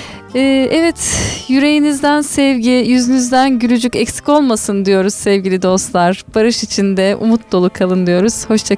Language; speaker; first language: Turkish; native; Turkish